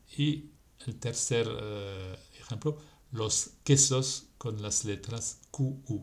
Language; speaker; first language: Spanish; non-native, fluent; French